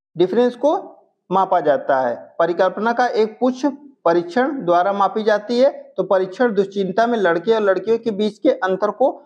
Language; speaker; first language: Hindi; native; Hindi